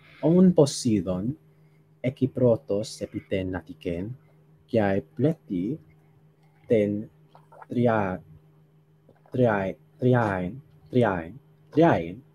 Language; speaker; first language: Greek; non-native, learner; Spanish